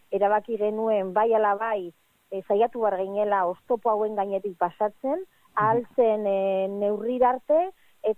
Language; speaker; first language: Basque; native; Basque